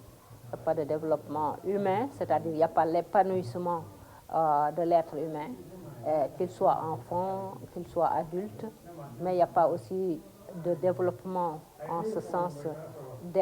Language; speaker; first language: French; non-native, local second language; Fula